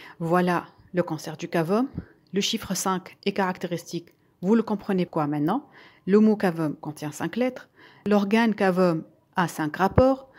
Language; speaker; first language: French; non-native, local second language; Arabic